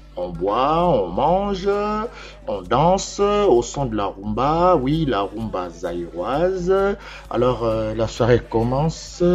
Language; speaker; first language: French; non-native, local second language; Lingala